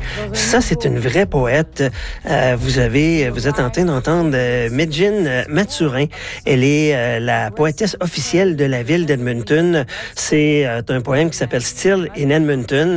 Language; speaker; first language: French; native; French